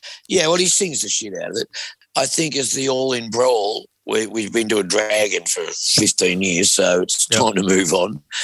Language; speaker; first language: English; native; English